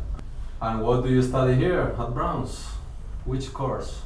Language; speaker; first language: English; non-native, learner; Spanish